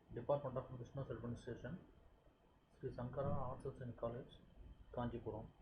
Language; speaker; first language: English; non-native, local second language; Tamil